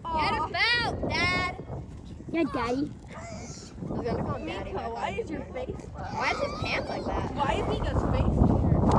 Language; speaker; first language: English; native; English